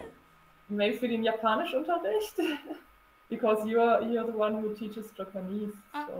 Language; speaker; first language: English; non-native, fluent; German